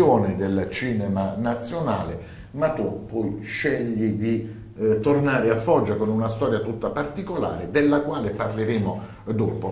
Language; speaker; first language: Italian; native; Italian